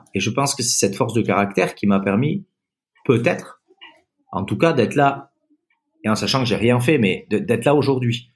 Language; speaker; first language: French; native; French